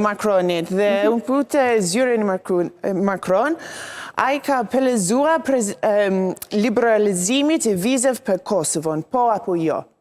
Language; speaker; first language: Albanian; non-native, learner; English